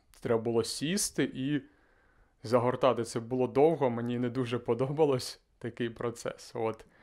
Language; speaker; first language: Ukrainian; native; Ukrainian